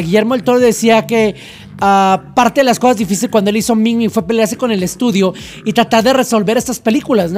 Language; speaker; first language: Spanish; native; Spanish